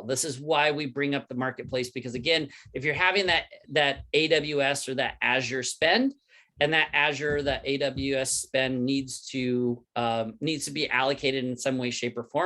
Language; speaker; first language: English; native; English